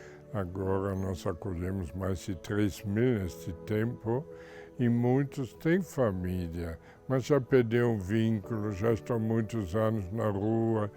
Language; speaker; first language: Portuguese; non-native, fluent; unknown